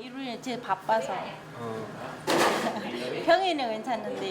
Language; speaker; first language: Korean; non-native, learner; Vietnamese